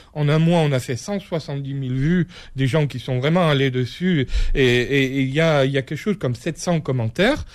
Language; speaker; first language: French; native; French